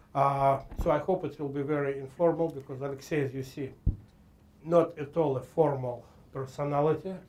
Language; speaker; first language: English; non-native, fluent; Russian